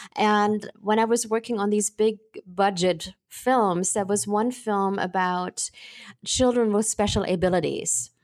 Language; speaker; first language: English; non-native, fluent; German